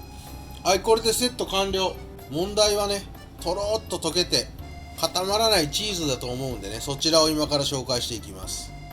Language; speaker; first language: Japanese; native; Japanese